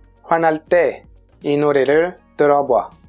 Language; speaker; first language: Korean; non-native, fluent; French